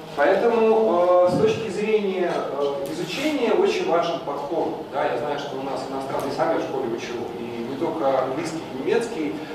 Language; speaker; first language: Russian; native; Russian